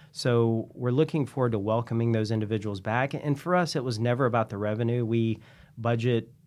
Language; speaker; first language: English; native; English